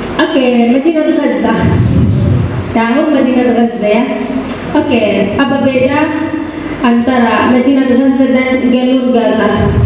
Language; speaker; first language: Indonesian; non-native, learner; Arabic